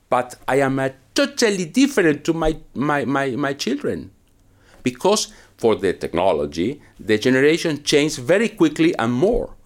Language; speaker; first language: English; non-native, learner; Spanish